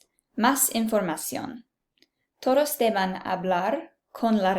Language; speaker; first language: Spanish; non-native, learner; English